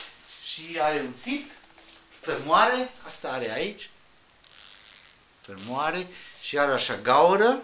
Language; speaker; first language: Romanian; non-native, learner; Spanish